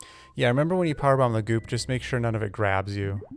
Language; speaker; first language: English; native; English